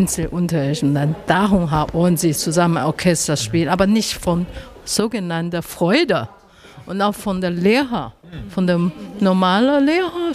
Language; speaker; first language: German; non-native, learner; Chinese